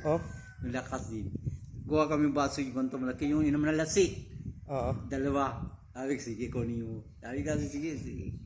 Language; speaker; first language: Filipino; non-native, learner; Punjabi